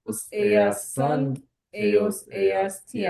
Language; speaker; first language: Spanish; non-native, learner; English